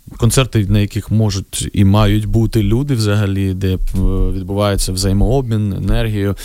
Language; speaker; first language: Ukrainian; non-native, local second language; Russian